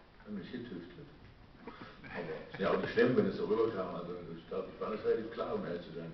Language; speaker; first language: German; native; German